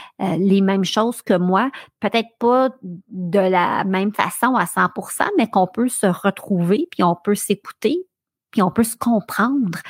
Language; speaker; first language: French; native; French